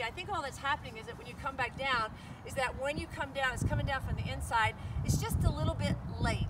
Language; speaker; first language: English; native; English